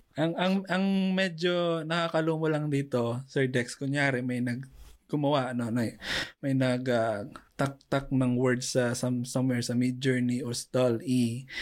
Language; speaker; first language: Filipino; non-native, local second language; Pangasinan